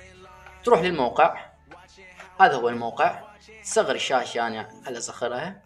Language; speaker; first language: Arabic; native; Arabic